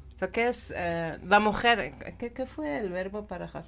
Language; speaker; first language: Spanish; non-native, learner; Persian